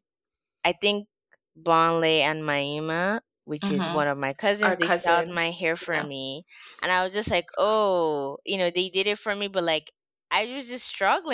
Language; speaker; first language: English; non-native, local second language; Yoruba